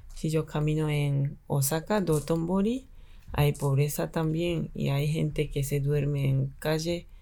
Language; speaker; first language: Spanish; non-native, fluent; Japanese